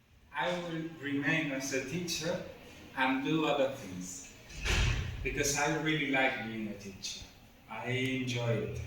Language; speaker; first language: English; non-native, fluent; Spanish